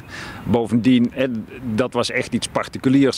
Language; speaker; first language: Dutch; native; Dutch